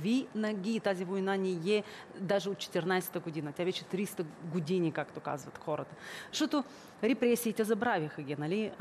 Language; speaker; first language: Bulgarian; early bilingual, heritage; Bulgarian